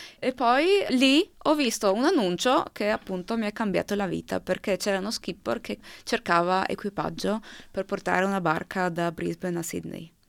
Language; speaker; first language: Italian; non-native, local second language; Slovenian